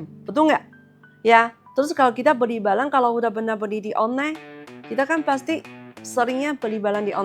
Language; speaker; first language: Indonesian; non-native, learner; Chinese